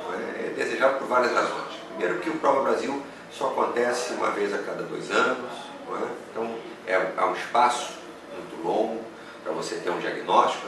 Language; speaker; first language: Portuguese; native; Portuguese